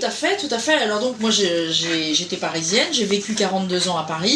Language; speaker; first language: French; native; French